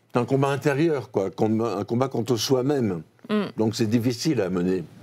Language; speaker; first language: French; native; French